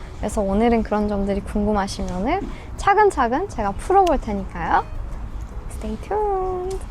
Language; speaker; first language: Korean; non-native, fluent; Persian